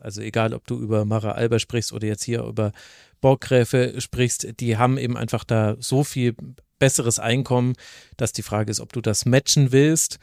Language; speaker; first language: German; native; German